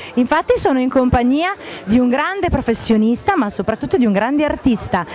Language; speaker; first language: Italian; native; Italian